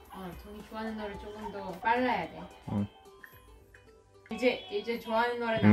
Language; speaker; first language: Korean; non-native, fluent; Russian